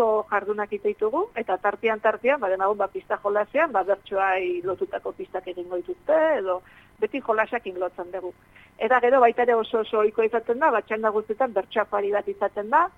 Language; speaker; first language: Basque; native; Basque